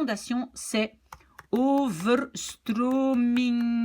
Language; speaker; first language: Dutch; non-native, fluent; French